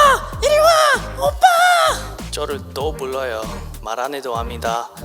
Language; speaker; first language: Korean; non-native, learner; English